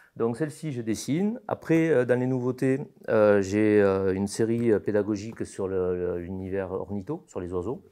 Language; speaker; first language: French; native; French